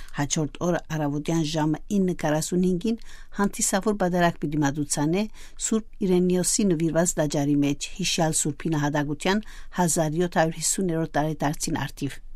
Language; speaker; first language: Armenian; native; Armenian